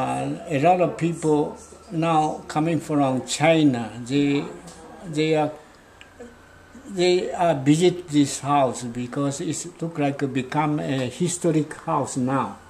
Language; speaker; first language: English; non-native, learner; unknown